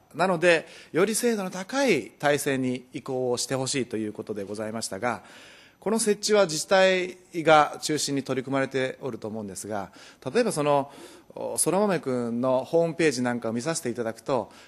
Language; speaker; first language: Japanese; native; Japanese